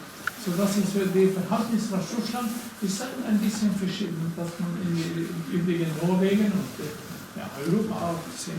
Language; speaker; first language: German; non-native, learner; Norwegian